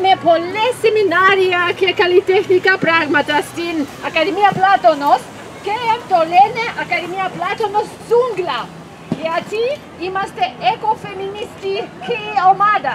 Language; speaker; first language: Greek; non-native, learner; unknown